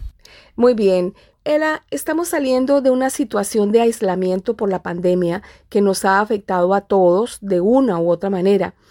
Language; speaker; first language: Spanish; native; Spanish